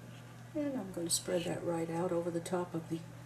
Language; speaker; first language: English; native; English